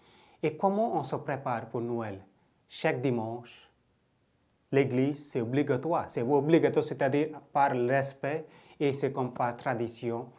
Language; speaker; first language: French; non-native, fluent; Bangla